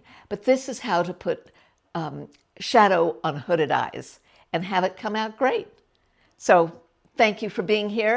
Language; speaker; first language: English; native; English